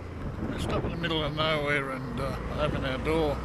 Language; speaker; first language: English; native; English